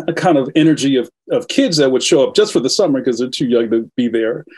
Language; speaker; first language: English; native; English